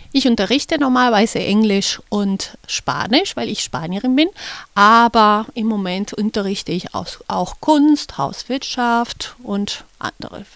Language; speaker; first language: German; non-native, fluent; Spanish